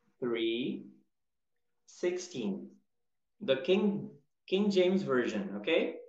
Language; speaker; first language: English; non-native, fluent; Portuguese